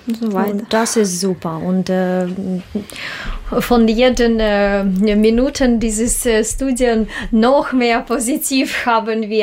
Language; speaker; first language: German; non-native, learner; Russian